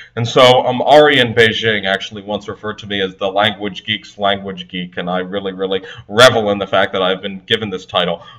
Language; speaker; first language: English; native; English